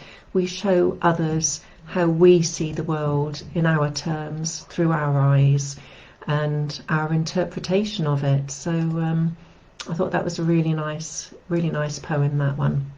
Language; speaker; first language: English; native; English